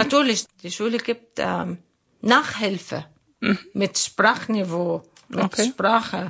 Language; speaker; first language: German; non-native, learner; Arabic